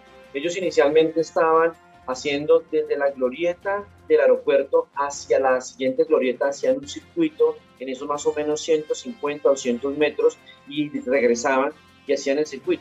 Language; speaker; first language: Spanish; native; Spanish